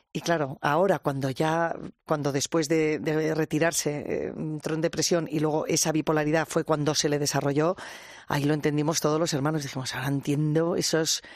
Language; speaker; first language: Spanish; native; Spanish